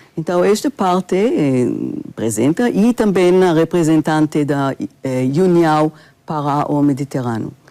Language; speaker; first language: Portuguese; non-native, fluent; Hebrew